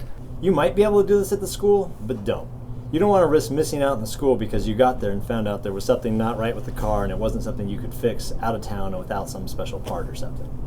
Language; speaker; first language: English; native; English